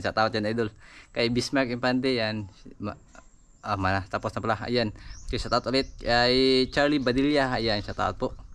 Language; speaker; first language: Filipino; non-native, local second language; Cebuano